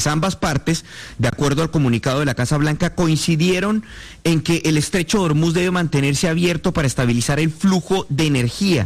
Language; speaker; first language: Spanish; native; Spanish